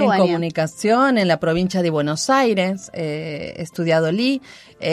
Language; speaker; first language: Italian; non-native, learner; Spanish